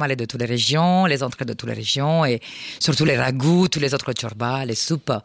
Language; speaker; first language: French; non-native, fluent; Romanian